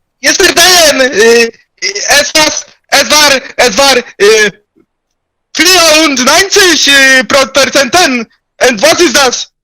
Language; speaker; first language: German; non-native, learner; Polish